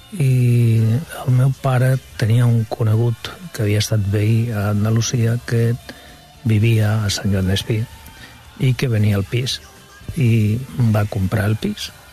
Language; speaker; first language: Catalan; non-native, local second language; Spanish